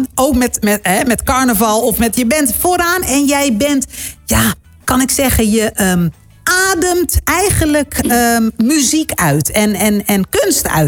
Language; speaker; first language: Dutch; native; Dutch